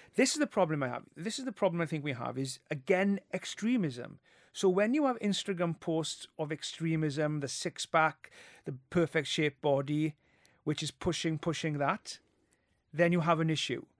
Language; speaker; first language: English; non-native, local second language; Welsh